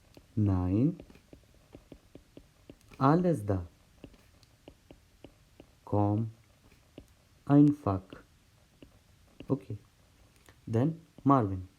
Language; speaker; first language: German; non-native, learner; Hindi